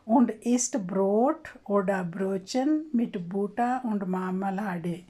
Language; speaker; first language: German; non-native, learner; Urdu